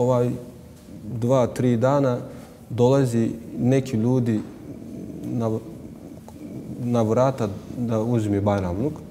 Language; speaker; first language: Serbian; non-native, learner; Turkish